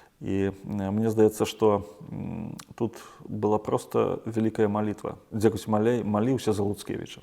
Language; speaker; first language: Belarusian; native; Belarusian